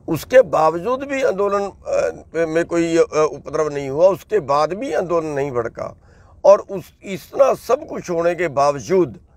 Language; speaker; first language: Hindi; non-native, local second language; Punjabi